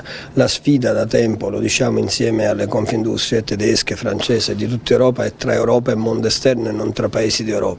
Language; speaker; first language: Italian; native; Italian